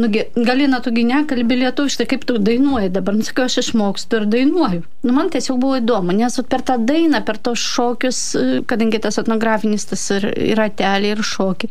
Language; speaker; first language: Lithuanian; non-native, fluent; Russian